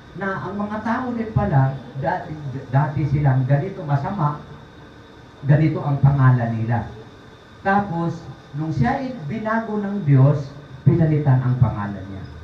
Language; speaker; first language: Filipino; non-native, local second language; Cebuano